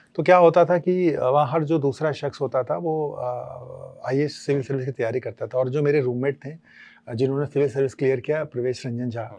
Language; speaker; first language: Hindi; native; Hindi